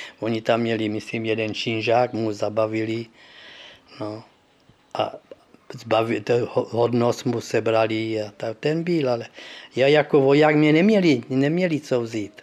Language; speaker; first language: Czech; early bilingual, heritage; Czech